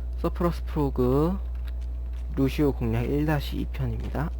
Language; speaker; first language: Korean; native; Korean